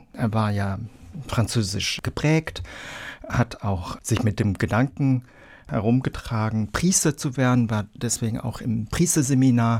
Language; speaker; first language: German; early bilingual, other home language; Vietnamese